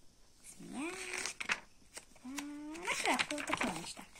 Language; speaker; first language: Bulgarian; early bilingual, heritage; Bulgarian